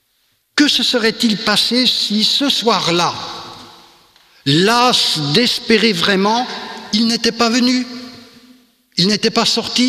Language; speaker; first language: French; native; French